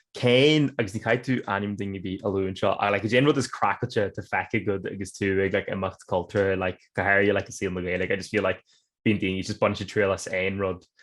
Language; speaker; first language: Irish; non-native, local second language; English